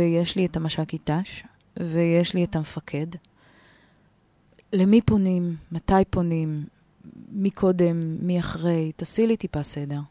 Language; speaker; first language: Hebrew; native; Hebrew